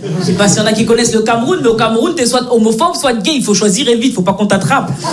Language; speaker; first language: French; native; French